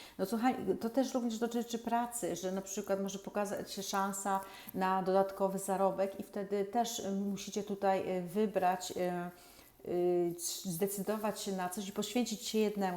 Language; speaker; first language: Polish; native; Polish